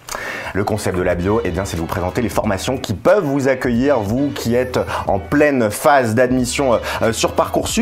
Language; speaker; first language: French; native; French